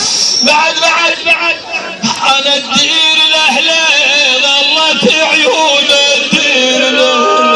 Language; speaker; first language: Arabic; native; Arabic